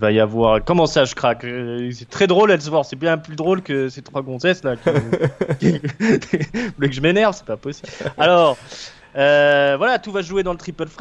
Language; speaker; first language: French; native; French